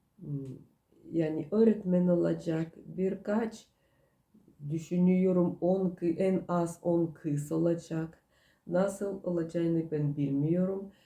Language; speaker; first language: Turkish; non-native, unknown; Russian